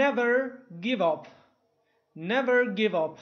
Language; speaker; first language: English; non-native, fluent; Persian